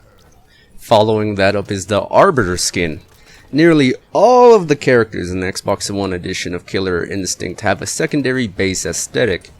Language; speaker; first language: English; native; English